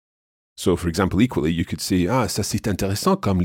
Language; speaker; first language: French; non-native, fluent; English